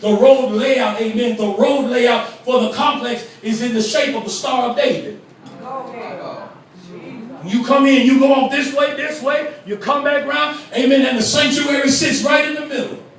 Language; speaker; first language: English; native; English